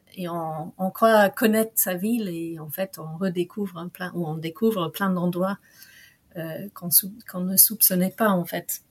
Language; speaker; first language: French; non-native, fluent; English